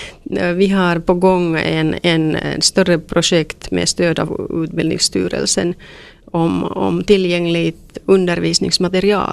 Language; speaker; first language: Swedish; non-native, local second language; Finnish